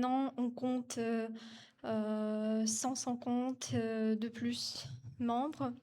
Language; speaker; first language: French; non-native, fluent; Ukrainian